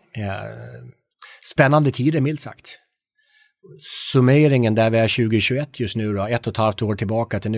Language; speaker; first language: Swedish; native; Swedish